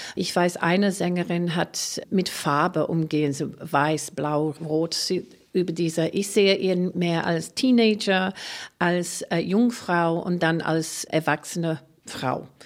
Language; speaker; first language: German; non-native, fluent; English